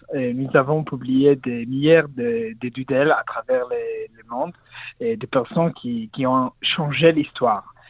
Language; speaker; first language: French; non-native, learner; Hebrew